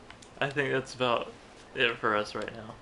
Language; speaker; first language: English; native; English